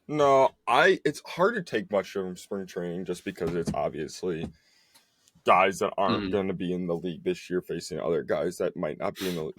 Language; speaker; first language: English; native; English